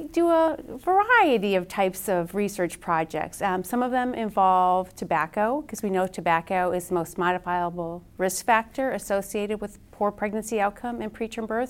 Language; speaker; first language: English; native; English